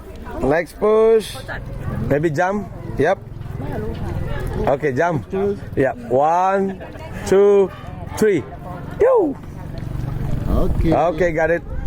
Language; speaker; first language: English; non-native, learner; Indonesian